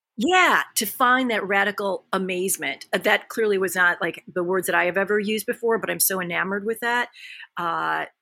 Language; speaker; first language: English; early bilingual, other home language; Japanese